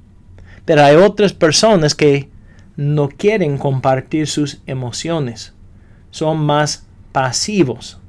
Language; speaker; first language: Spanish; non-native, fluent; English